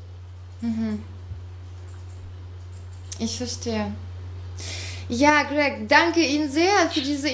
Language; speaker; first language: German; non-native, fluent; Russian